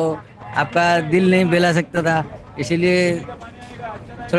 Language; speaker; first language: Hindi; non-native, local second language; Odia